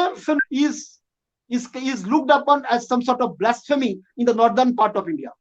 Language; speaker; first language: English; non-native, local second language; Maithili